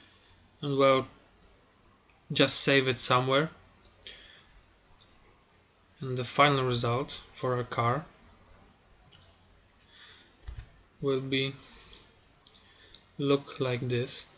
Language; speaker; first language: English; non-native, fluent; Polish